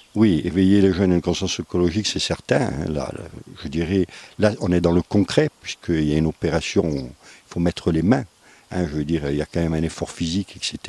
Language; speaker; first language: French; native; French